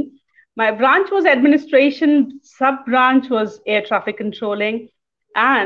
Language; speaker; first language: English; non-native, local second language; Hindi